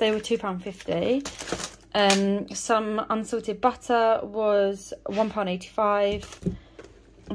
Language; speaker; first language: English; native; English